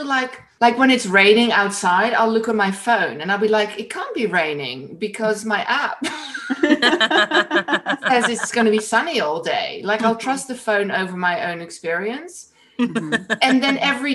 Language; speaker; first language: English; non-native, fluent; Dutch